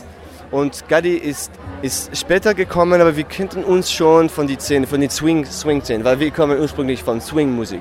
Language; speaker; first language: German; non-native, fluent; French